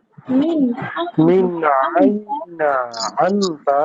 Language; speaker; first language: Arabic; non-native, learner; Bangla